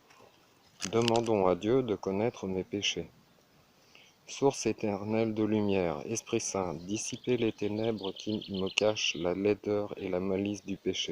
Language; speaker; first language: French; native; French